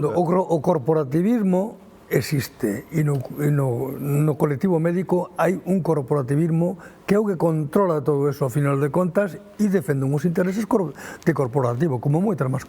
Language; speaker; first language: Galician; native; Galician